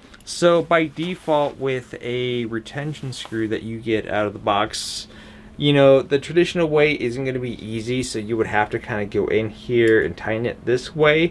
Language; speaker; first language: English; native; English